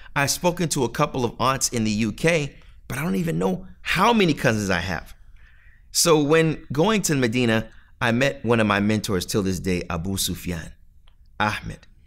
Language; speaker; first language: English; native; English